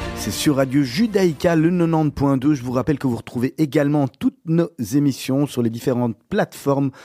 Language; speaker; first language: French; native; French